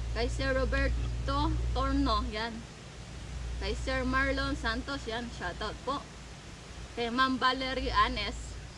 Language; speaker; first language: Filipino; native; Filipino